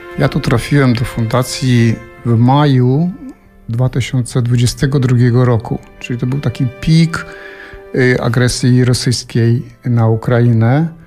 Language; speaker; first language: Polish; early bilingual, heritage; Ukrainian